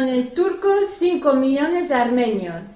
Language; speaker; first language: Spanish; non-native, fluent; Armenian